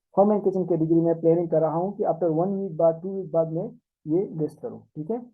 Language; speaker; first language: Urdu; non-native, local second language; Pashto